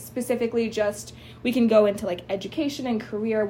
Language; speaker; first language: English; native; English